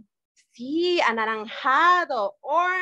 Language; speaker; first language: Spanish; early bilingual, other home language; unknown